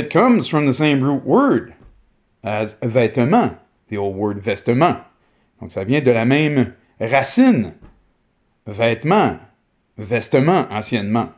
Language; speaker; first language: French; native; French